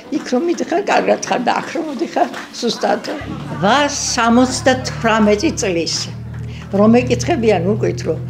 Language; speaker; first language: Georgian; native; Georgian